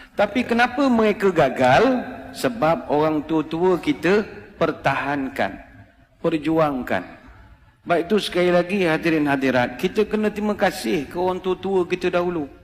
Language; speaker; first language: Malay; native; Malay